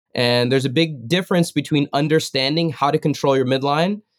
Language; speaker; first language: English; native; English